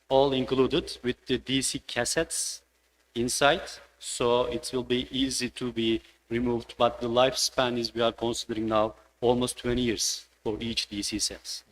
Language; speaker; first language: English; non-native, fluent; Turkish